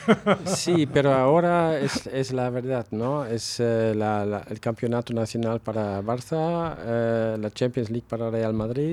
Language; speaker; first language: Spanish; non-native, fluent; German